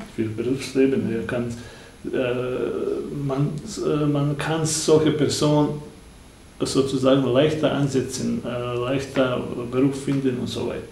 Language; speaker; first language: German; non-native, fluent; Bosnian